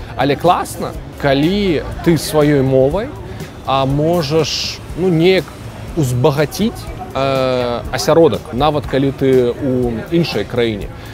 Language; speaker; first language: Belarusian; non-native, local second language; Russian